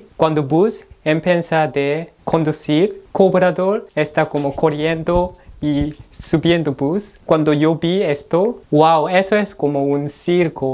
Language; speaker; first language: Spanish; non-native, learner; Korean